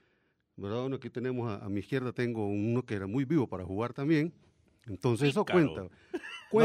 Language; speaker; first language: Spanish; native; Spanish